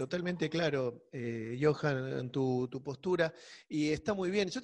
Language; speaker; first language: Spanish; native; Spanish